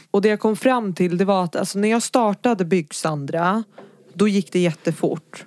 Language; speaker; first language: Swedish; early bilingual, other home language; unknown